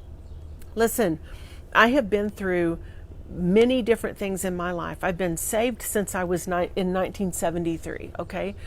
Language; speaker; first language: English; native; English